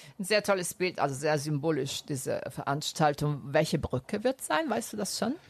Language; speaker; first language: German; non-native, fluent; Italian